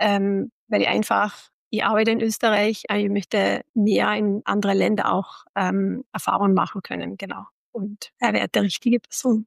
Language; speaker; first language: German; non-native, fluent; Arabic